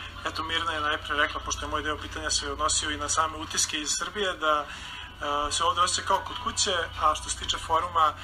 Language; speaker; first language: Serbian; native; Serbian